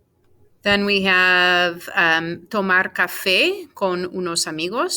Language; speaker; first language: Spanish; non-native, fluent; English